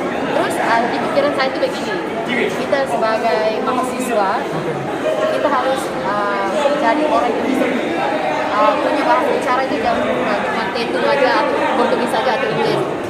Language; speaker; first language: Indonesian; non-native, fluent; Tetum